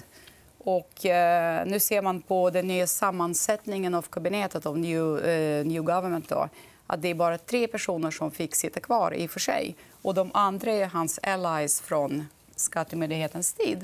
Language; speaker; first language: Swedish; non-native, fluent; Russian